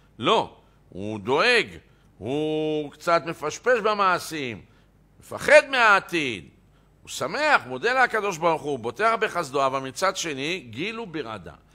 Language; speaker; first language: Hebrew; native; Hebrew